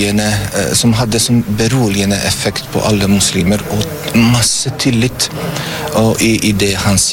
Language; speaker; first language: Norwegian; non-native, fluent; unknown